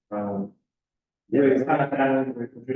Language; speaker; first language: French; native; French